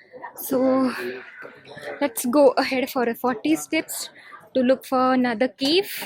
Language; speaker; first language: English; non-native, local second language; Marathi